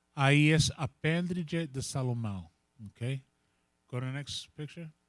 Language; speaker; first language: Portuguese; non-native, learner; Spanish